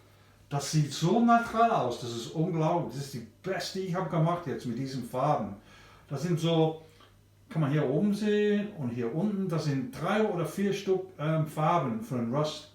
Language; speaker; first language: German; non-native, learner; English